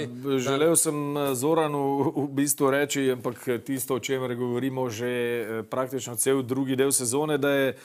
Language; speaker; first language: Slovenian; native; Slovenian